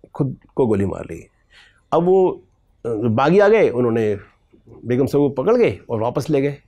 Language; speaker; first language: Hindi; native; Hindi